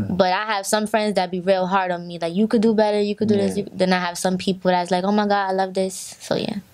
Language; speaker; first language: English; native; English